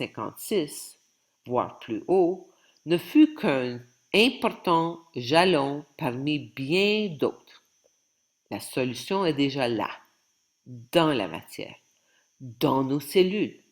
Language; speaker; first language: French; native; French